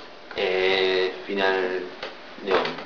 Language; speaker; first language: French; non-native, learner; English